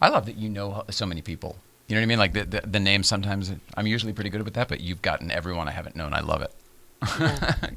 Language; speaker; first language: English; native; English